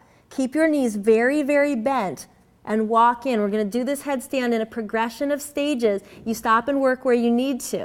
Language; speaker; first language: English; native; English